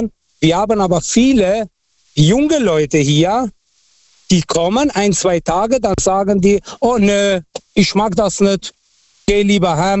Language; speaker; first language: German; early bilingual, other home language; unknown